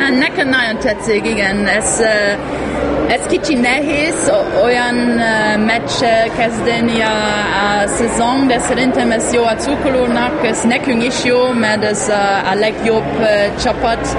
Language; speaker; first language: Hungarian; non-native, learner; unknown